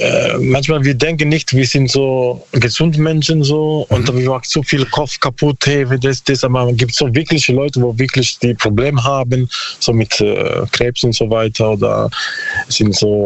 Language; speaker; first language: German; non-native, learner; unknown